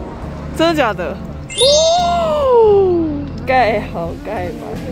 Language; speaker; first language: Chinese; native; Chinese